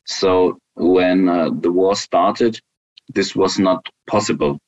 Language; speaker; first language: English; non-native, fluent; German